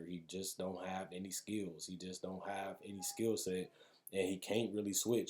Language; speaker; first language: English; native; English